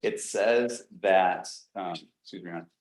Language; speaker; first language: English; native; English